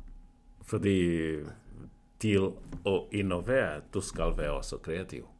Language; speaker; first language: Danish; non-native, fluent; Portuguese